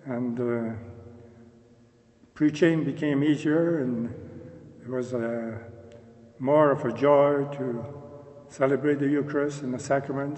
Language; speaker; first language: English; non-native, local second language; French